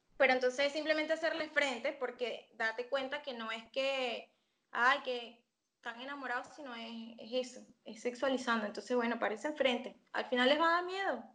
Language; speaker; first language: Spanish; native; Spanish